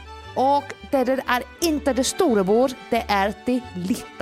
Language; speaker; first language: Swedish; non-native, learner; Danish